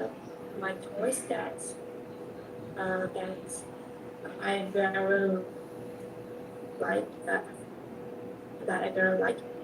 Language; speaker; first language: English; non-native, learner; Vietnamese